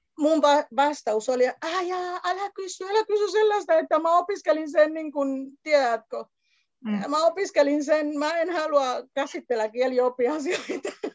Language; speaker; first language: Finnish; non-native, fluent; Spanish